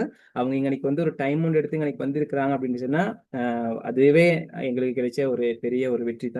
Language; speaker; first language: Tamil; native; Tamil